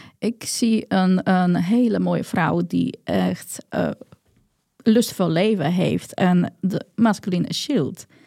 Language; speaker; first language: Dutch; non-native, fluent; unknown